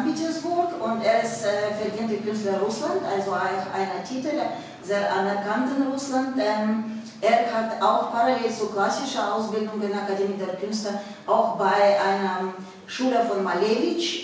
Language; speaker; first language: German; non-native, fluent; Russian